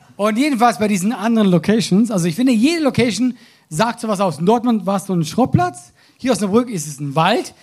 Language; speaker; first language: German; native; German